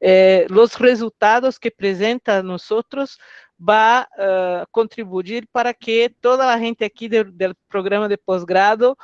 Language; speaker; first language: Spanish; non-native, fluent; Portuguese